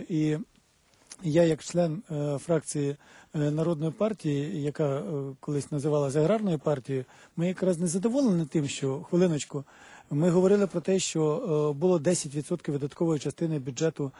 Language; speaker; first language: Ukrainian; native; Ukrainian